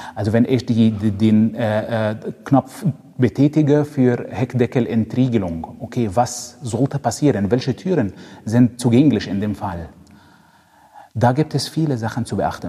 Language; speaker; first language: German; non-native, fluent; Arabic